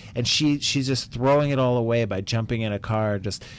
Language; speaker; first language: English; native; English